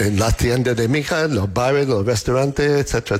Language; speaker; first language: Spanish; non-native, learner; English